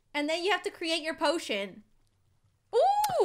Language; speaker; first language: English; native; English